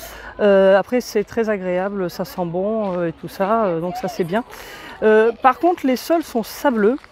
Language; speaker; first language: French; native; French